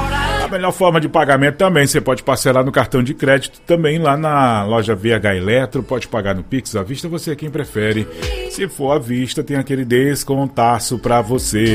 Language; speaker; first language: Portuguese; native; Portuguese